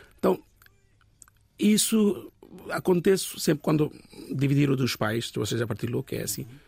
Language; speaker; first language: Portuguese; non-native, learner; Bangla